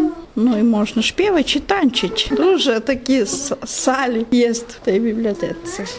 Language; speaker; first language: Polish; early bilingual, heritage; Russian